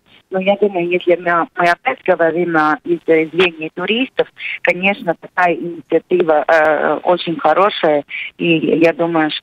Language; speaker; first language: Russian; non-native, local second language; Latvian